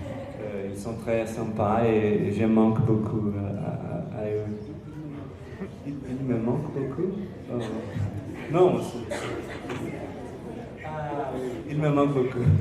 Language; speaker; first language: French; non-native, learner; Portuguese